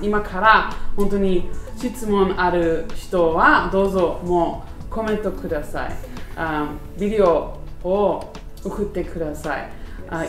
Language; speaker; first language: Japanese; non-native, learner; English